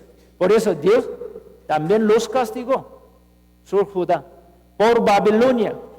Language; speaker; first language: Spanish; non-native, fluent; Korean